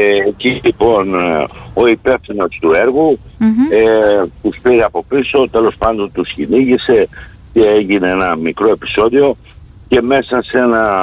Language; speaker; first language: Greek; native; Greek